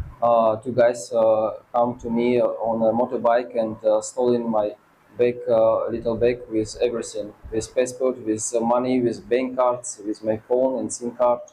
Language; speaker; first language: English; non-native, learner; Russian